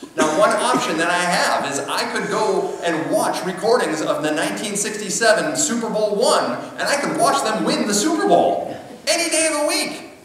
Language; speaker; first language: English; native; English